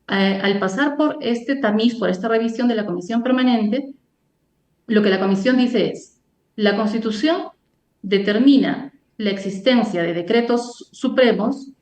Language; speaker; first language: Spanish; native; Spanish